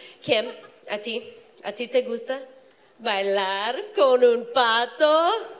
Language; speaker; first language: Spanish; non-native, fluent; English